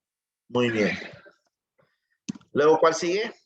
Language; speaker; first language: Spanish; native; Spanish